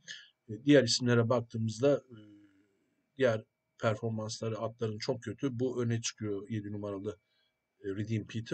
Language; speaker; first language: Turkish; native; Turkish